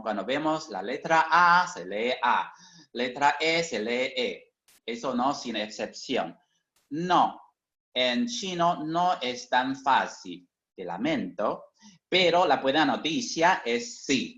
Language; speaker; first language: Spanish; non-native, fluent; Chinese